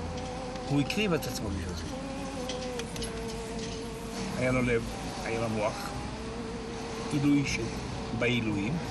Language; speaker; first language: Hebrew; non-native, fluent; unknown